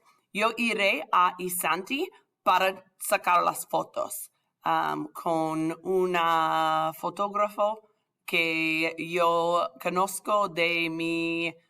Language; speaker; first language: Spanish; non-native, fluent; English